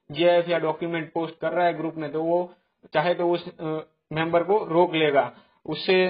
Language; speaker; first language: Hindi; non-native, local second language; Gujarati